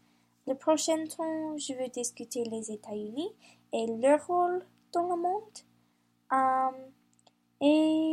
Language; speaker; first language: French; non-native, learner; English